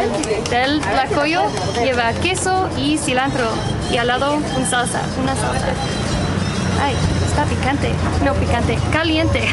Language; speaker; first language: Spanish; non-native, learner; English